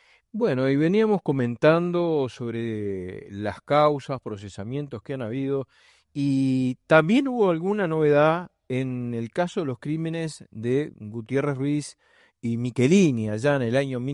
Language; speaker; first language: Spanish; native; Spanish